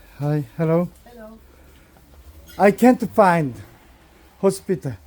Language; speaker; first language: English; non-native, learner; Korean